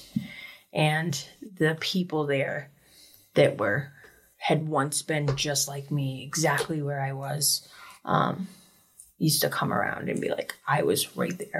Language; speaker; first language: English; native; English